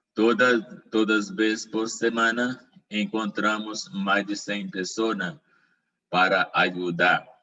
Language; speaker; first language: Portuguese; non-native, learner; Spanish